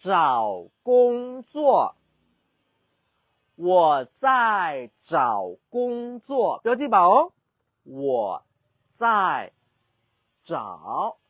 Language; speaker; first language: Chinese; non-native, fluent; Burmese